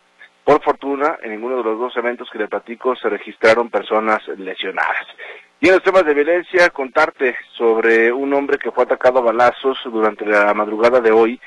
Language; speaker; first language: Spanish; native; Spanish